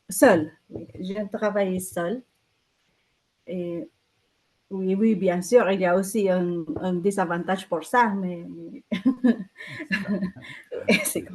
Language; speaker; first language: French; non-native, learner; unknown